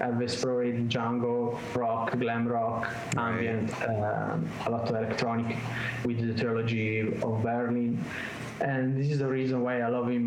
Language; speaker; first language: English; non-native, learner; Italian